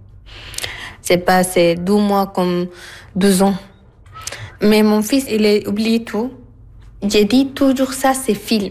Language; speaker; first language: French; non-native, learner; Arabic